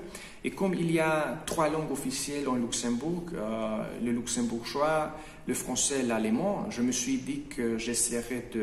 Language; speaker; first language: French; non-native, fluent; Hungarian